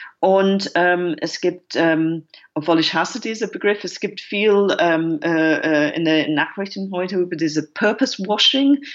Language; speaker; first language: German; non-native, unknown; English